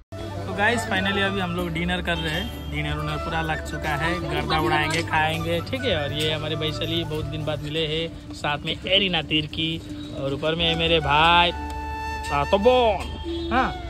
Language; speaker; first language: Hindi; non-native, local second language; Sadri